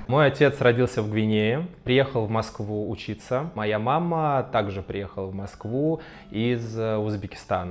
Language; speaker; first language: Russian; native; Russian